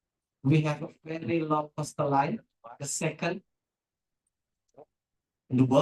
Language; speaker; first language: English; non-native, local second language; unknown